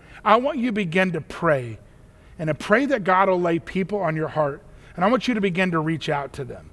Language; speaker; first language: English; native; English